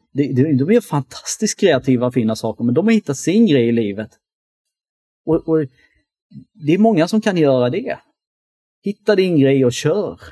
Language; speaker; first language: Swedish; early bilingual, other home language; Albanian